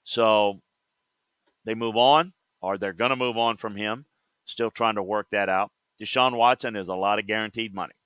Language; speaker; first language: English; native; English